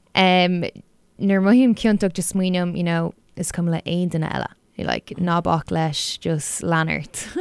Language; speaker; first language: Irish; non-native, local second language; English